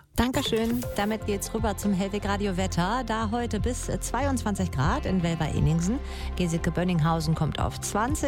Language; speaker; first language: German; native; German